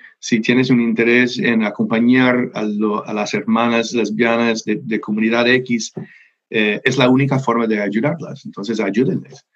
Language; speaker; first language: Spanish; non-native, fluent; English